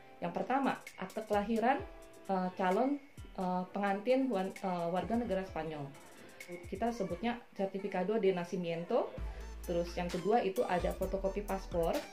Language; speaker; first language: Indonesian; native; Indonesian